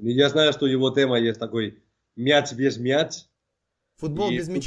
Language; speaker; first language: Russian; non-native, fluent; Spanish